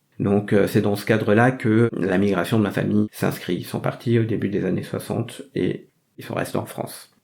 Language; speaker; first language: French; early bilingual, other home language; Vietnamese